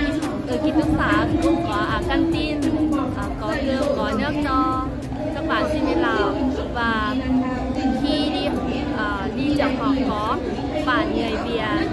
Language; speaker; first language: Vietnamese; non-native, learner; Lao